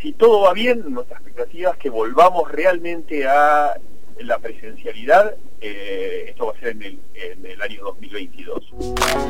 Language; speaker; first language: Spanish; native; Spanish